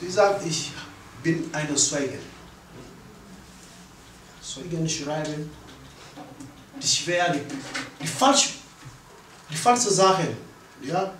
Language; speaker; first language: German; non-native, learner; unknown